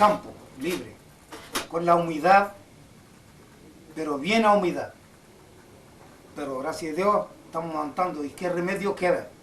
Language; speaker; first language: Spanish; non-native, fluent; Arabic